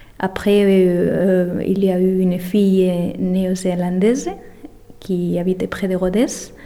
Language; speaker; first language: French; non-native, fluent; Spanish